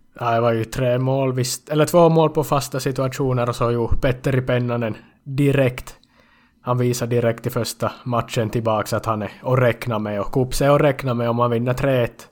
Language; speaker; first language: Swedish; native; Swedish